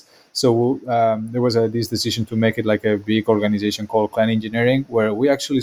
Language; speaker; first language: English; non-native, fluent; Spanish